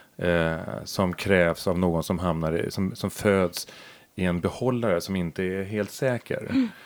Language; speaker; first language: Swedish; native; Swedish